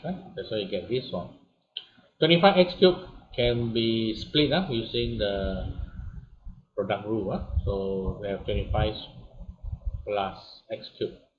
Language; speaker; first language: English; non-native, local second language; Malay